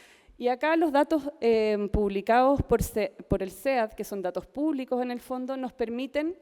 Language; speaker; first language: Spanish; native; Spanish